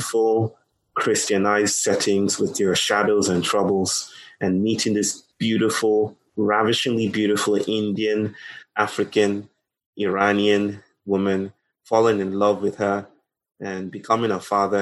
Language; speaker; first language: English; non-native, local second language; Yoruba